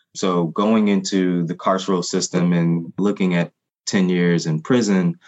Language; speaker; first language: English; non-native, fluent; Haitian Creole